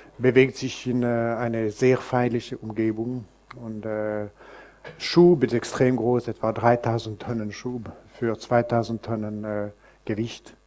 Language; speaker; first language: German; non-native, local second language; French